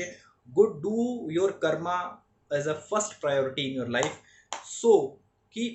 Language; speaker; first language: Hindi; native; Hindi